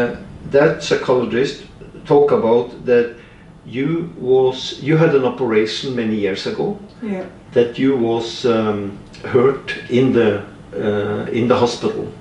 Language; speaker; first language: English; non-native, fluent; Norwegian